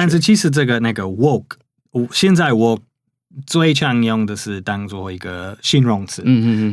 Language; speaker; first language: Chinese; non-native, fluent; English